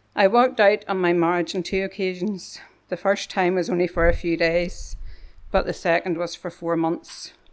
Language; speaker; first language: English; native; English